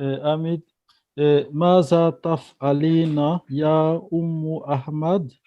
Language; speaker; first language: Arabic; non-native, learner; French